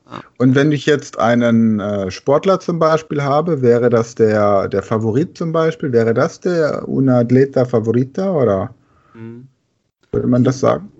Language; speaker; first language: German; native; German